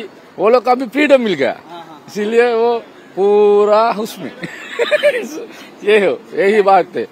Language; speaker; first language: Hindi; non-native, learner; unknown